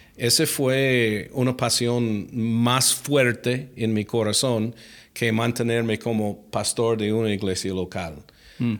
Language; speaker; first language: Spanish; non-native, fluent; English